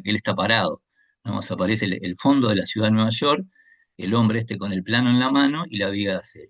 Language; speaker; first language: Spanish; native; Spanish